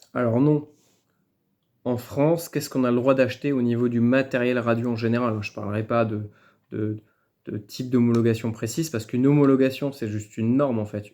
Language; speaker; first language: French; native; French